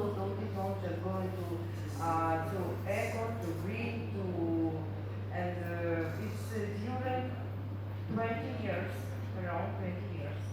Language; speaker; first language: English; non-native, learner; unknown